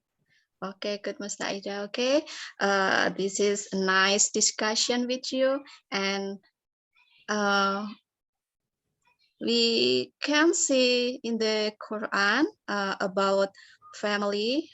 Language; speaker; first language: English; non-native, learner; Indonesian